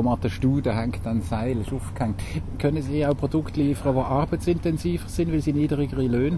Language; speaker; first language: German; native; German